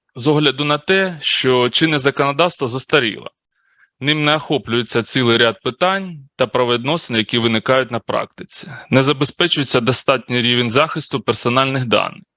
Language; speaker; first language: Ukrainian; native; Ukrainian